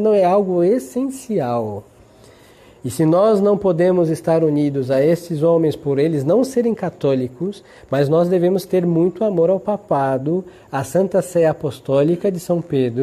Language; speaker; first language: Portuguese; native; Portuguese